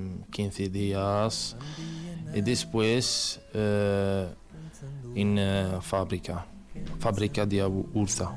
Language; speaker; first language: Spanish; non-native, learner; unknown